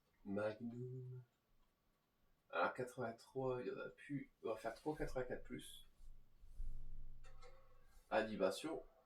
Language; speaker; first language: French; native; French